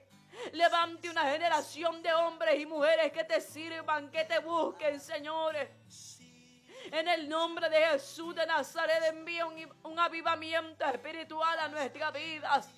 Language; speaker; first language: Spanish; native; Spanish